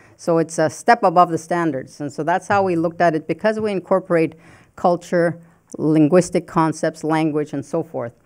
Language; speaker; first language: English; non-native, fluent; Cree